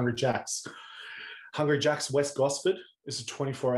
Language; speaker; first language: English; native; English